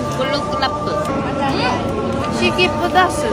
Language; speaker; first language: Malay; non-native, learner; Korean